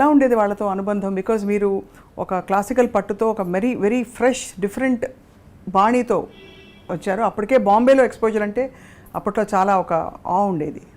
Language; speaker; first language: Telugu; native; Telugu